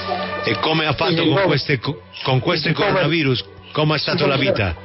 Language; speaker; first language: Italian; non-native, learner; Spanish